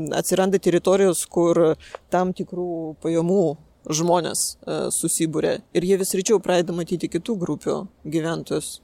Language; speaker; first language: Lithuanian; non-native, local second language; Russian